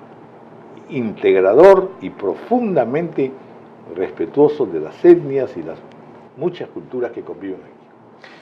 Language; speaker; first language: Spanish; native; Spanish